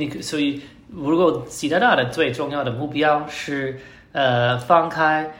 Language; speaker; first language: Chinese; non-native, learner; English